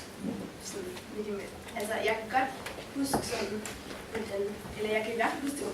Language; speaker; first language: Danish; early bilingual, heritage; Danish